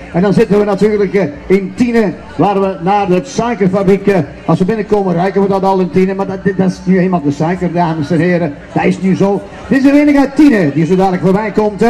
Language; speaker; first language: Dutch; native; Dutch